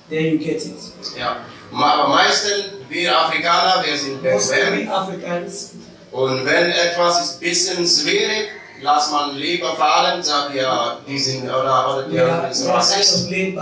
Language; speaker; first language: German; non-native, learner; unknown